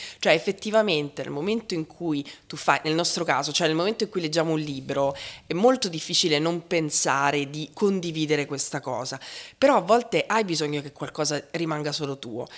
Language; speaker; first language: Italian; native; Italian